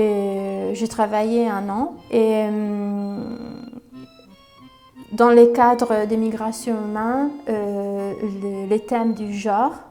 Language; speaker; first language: French; non-native, fluent; Italian